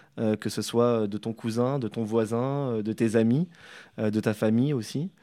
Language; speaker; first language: French; native; French